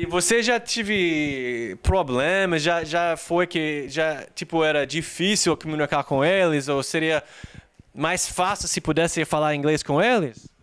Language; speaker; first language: Portuguese; non-native, fluent; English